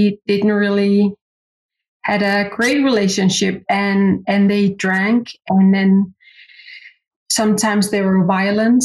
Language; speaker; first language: English; non-native, fluent; Kalaallisut